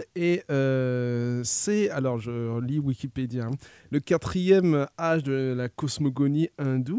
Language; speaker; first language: French; native; French